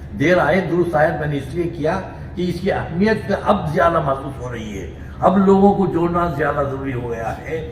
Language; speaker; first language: Urdu; native; Urdu